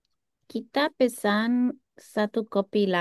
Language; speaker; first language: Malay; non-native, learner; German